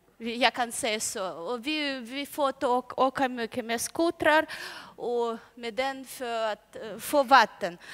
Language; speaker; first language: Swedish; non-native, learner; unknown